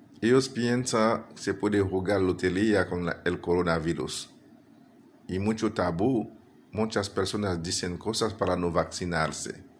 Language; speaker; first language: Spanish; non-native, fluent; Haitian Creole